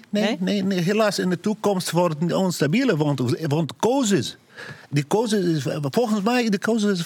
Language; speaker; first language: Dutch; non-native, learner; Arabic